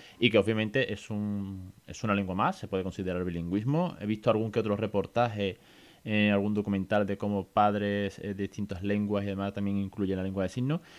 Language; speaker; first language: Spanish; native; Spanish